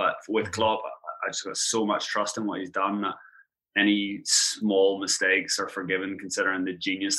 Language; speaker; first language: English; native; English